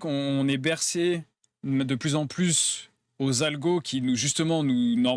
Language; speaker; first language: French; native; French